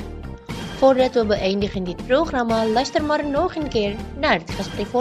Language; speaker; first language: Dutch; non-native, learner; Indonesian